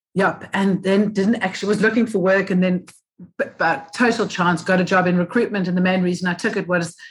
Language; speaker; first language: English; native; English